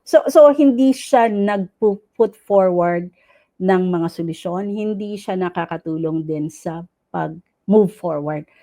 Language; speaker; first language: Filipino; non-native, local second language; Cebuano